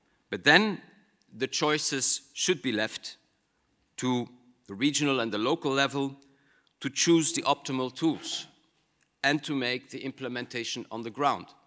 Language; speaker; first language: English; non-native, fluent; Dutch